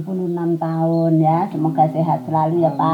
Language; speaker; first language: Indonesian; non-native, local second language; Javanese